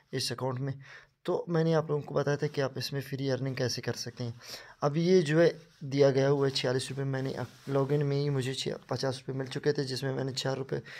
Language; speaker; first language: Urdu; non-native, local second language; Baluchi